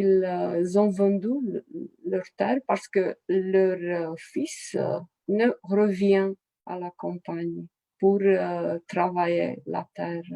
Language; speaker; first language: French; non-native, fluent; Romanian